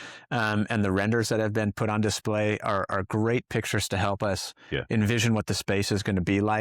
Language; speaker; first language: English; native; English